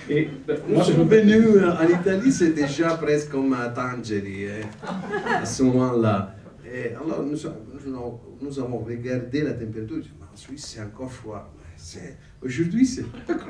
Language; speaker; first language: French; non-native, learner; Italian